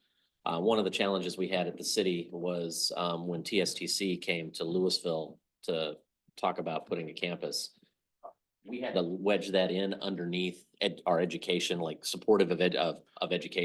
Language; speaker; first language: English; native; English